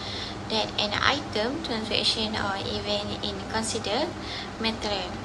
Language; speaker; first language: English; non-native, local second language; Malay